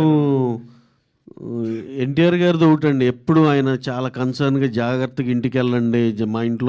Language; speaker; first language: Telugu; native; Telugu